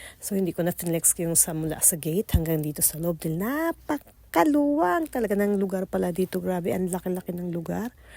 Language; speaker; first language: Filipino; non-native, local second language; Cebuano